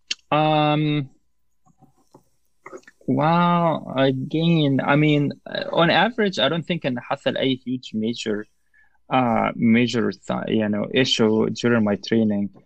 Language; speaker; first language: English; non-native, fluent; Arabic